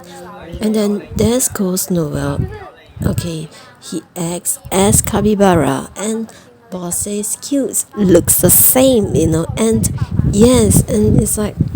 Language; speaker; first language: English; non-native, fluent; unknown